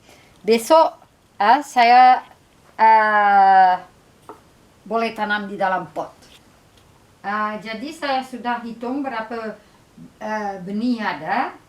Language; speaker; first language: Indonesian; non-native, fluent; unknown